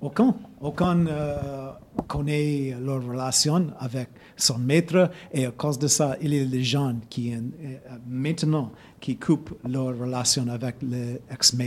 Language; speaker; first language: French; non-native, fluent; English